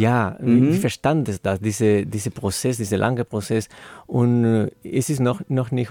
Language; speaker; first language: German; non-native, learner; Spanish